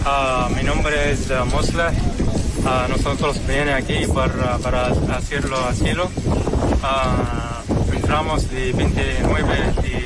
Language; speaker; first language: Spanish; non-native, learner; Arabic